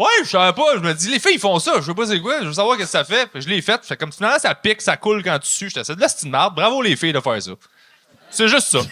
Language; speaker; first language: French; native; French